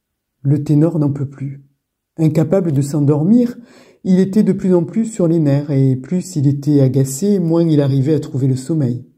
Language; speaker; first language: French; native; French